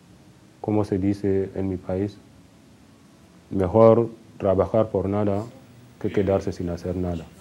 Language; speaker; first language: Spanish; non-native, fluent; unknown